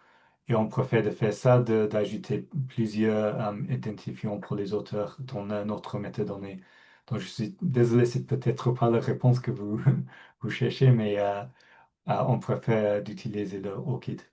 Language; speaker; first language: French; non-native, fluent; English